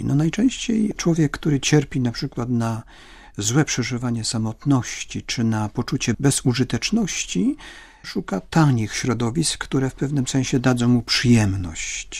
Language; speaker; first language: Polish; native; Polish